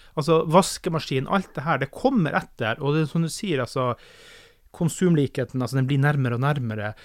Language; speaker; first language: Norwegian; native; Norwegian